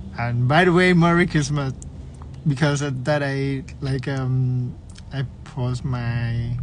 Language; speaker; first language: English; non-native, learner; Thai